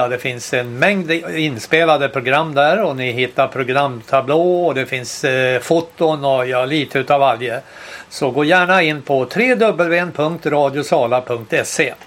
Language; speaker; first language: Swedish; native; Swedish